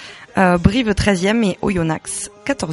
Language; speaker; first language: French; native; French